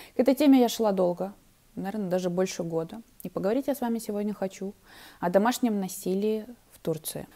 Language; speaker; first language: Russian; native; Russian